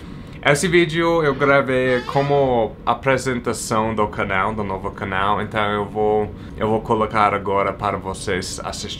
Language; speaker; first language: Portuguese; non-native, fluent; English